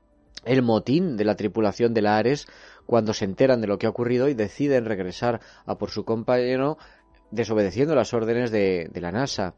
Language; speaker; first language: Spanish; native; Spanish